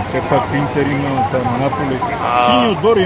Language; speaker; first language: Bulgarian; native; Bulgarian